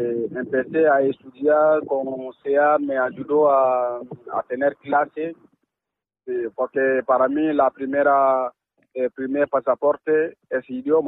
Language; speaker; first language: Spanish; non-native, learner; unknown